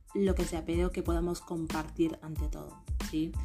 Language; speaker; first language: Spanish; non-native, fluent; Haitian Creole